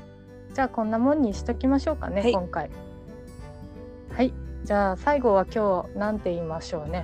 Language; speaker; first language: Japanese; native; Japanese